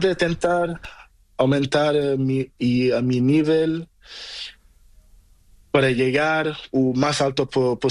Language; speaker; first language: Spanish; non-native, learner; Portuguese